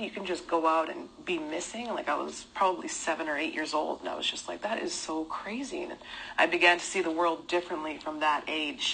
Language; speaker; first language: English; native; English